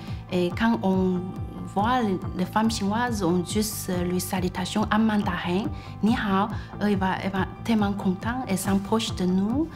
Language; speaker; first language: French; non-native, fluent; Chinese